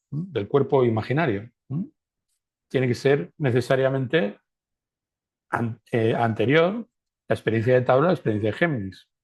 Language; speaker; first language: Spanish; native; Spanish